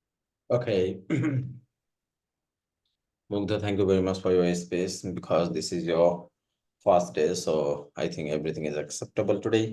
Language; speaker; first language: English; non-native, fluent; Bangla